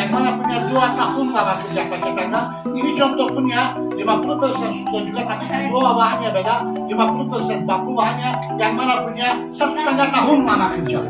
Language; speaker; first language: Indonesian; non-native, learner; Turkish